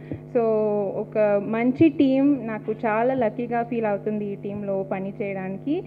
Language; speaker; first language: Telugu; non-native, learner; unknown